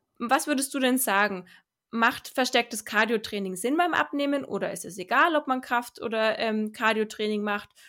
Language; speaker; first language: German; native; German